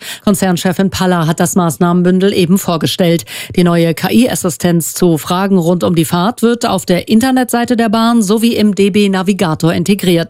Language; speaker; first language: German; native; German